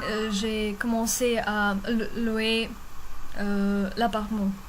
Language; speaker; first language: French; non-native, fluent; Russian